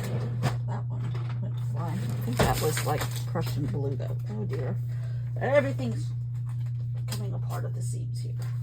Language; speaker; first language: English; native; English